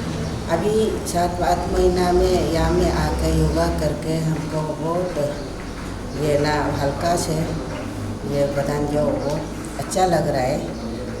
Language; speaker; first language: Hindi; non-native, local second language; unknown